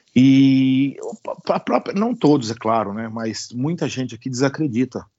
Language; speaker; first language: Portuguese; native; Portuguese